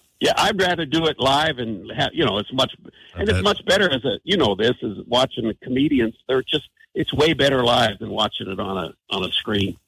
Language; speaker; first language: English; native; English